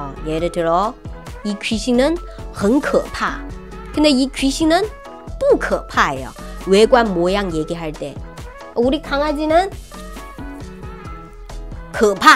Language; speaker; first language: Korean; non-native, fluent; Chinese